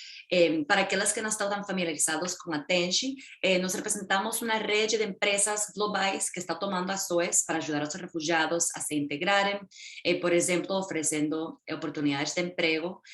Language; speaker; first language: Portuguese; non-native, fluent; Spanish